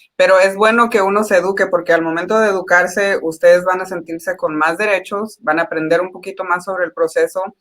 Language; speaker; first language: Spanish; early bilingual, heritage; Spanish